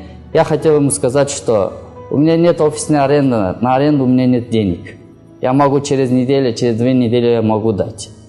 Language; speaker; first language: Russian; non-native, learner; Kyrgyz